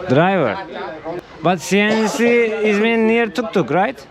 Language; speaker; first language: English; non-native, learner; Turkish